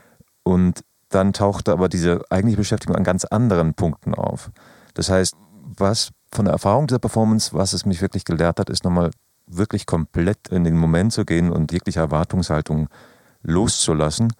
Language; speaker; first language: German; native; German